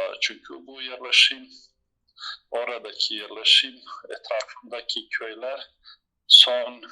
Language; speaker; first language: Turkish; non-native, fluent; Bosnian